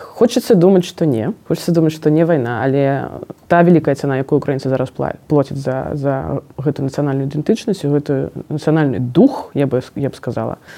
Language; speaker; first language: Belarusian; non-native, local second language; Russian